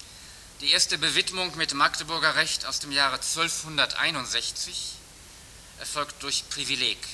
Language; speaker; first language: German; native; German